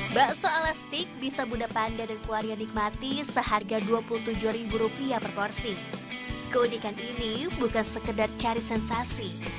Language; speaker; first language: Indonesian; native; Indonesian